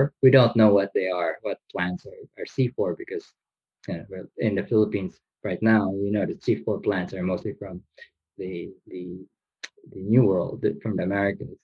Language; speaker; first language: English; non-native, local second language; Bikol